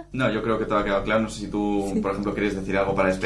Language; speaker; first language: Spanish; native; Spanish